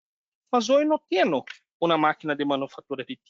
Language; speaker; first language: Spanish; non-native, learner; Portuguese